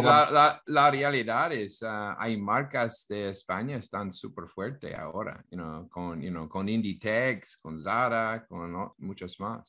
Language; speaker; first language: Spanish; non-native, learner; English